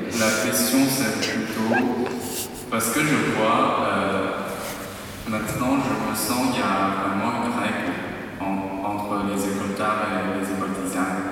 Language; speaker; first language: French; non-native, learner; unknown